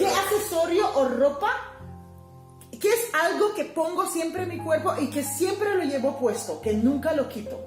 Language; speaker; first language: Spanish; non-native, fluent; Papiamento